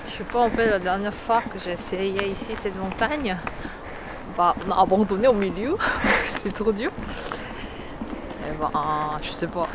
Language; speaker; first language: French; non-native, fluent; Korean